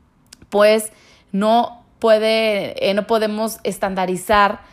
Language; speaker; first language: Spanish; native; Spanish